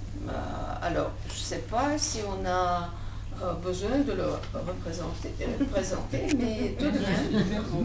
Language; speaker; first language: French; non-native, fluent; Georgian